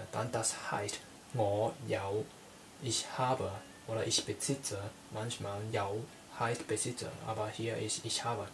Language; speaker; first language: German; non-native, learner; Cantonese